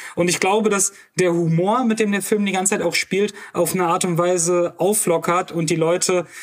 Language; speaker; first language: German; native; German